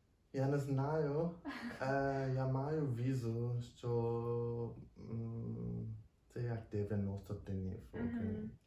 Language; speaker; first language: Ukrainian; non-native, learner; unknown